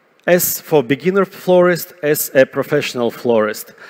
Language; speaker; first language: English; non-native, fluent; Russian